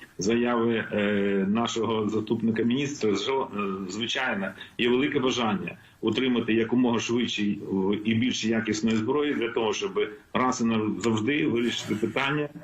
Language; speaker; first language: Ukrainian; non-native, local second language; Russian